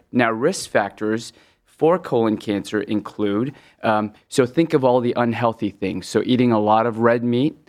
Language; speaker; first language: English; early bilingual, other home language; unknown